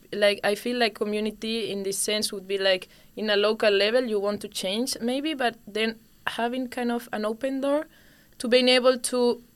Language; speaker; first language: English; non-native, fluent; Spanish